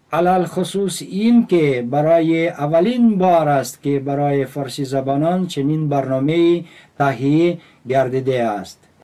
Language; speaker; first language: Persian; non-native, fluent; Russian